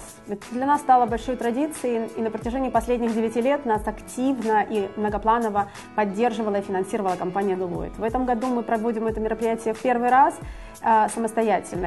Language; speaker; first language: Russian; native; Russian